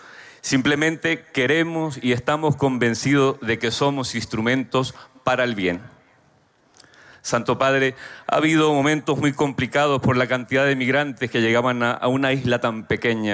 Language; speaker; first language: Spanish; native; Spanish